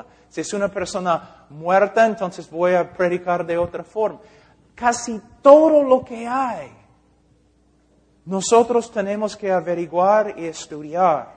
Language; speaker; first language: Spanish; non-native, fluent; English